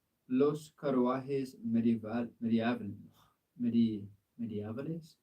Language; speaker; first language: Spanish; non-native, learner; English